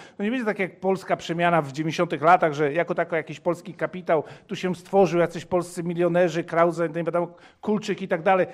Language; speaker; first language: Polish; early bilingual, heritage; Polish